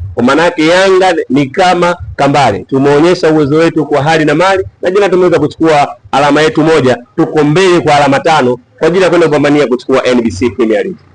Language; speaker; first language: Swahili; native; Swahili